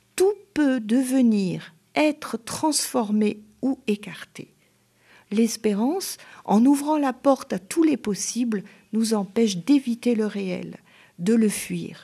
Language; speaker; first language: French; native; French